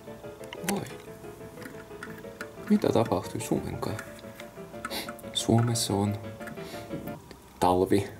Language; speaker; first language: Finnish; non-native, fluent; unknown